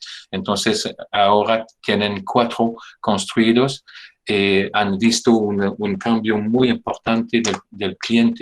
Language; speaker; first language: Spanish; non-native, fluent; French